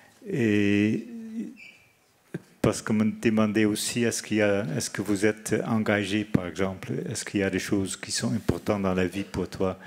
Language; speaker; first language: French; non-native, fluent; Dutch